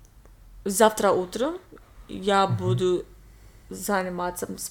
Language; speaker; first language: Russian; non-native, learner; English